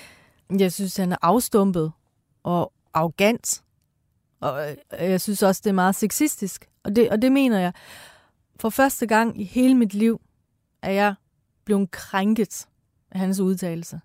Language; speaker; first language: Danish; early bilingual, other home language; Persian